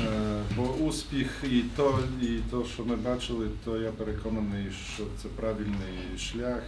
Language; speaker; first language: Ukrainian; non-native, fluent; Polish